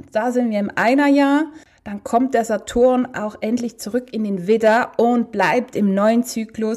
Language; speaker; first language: German; native; German